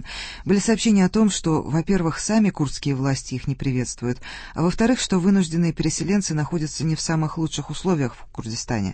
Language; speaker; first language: Russian; native; Russian